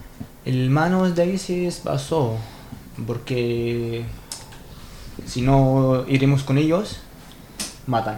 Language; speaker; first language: Spanish; non-native, learner; Arabic